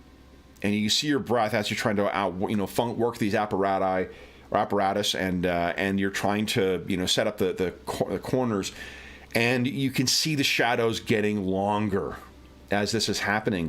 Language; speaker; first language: English; native; English